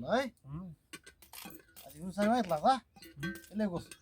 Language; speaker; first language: Arabic; non-native, learner; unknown